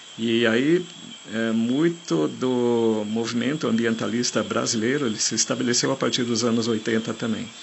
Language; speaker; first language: Portuguese; non-native, fluent; German